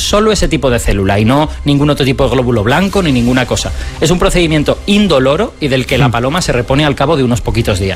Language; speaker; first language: Spanish; native; Spanish